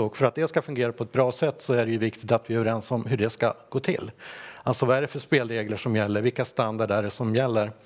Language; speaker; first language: Swedish; native; Swedish